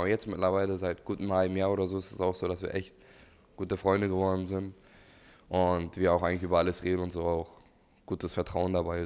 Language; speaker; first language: German; native; German